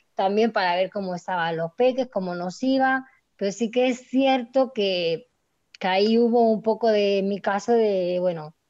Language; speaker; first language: Spanish; native; Spanish